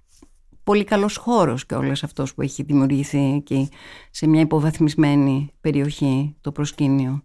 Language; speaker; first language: Greek; native; Greek